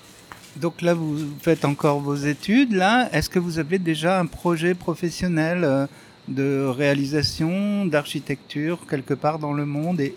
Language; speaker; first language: French; native; French